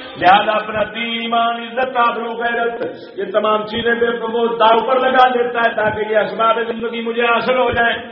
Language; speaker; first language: Urdu; non-native, local second language; Punjabi